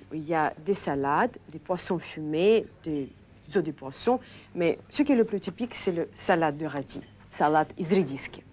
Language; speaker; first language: French; non-native, fluent; Russian